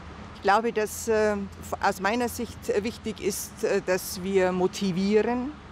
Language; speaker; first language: German; native; German